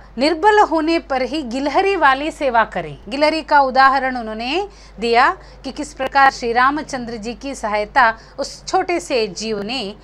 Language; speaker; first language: Hindi; non-native, local second language; Konkani